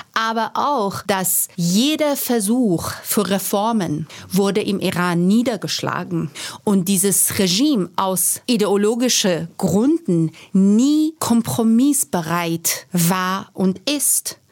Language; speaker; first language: German; non-native, fluent; Persian